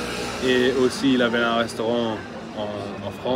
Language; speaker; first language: French; early bilingual, other home language; English